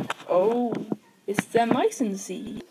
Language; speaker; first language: English; non-native, learner; Swedish